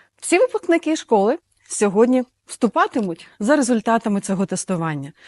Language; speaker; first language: Ukrainian; native; Ukrainian